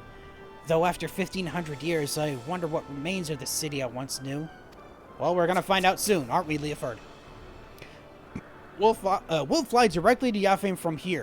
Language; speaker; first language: English; native; English